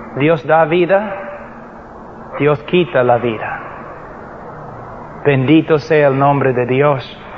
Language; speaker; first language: Spanish; non-native, fluent; English